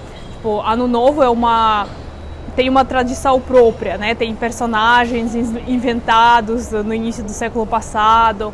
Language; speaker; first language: Portuguese; non-native, fluent; Russian